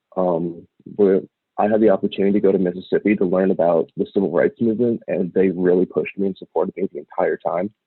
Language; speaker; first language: English; native; English